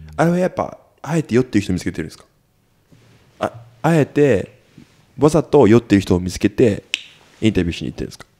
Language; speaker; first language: Japanese; native; Japanese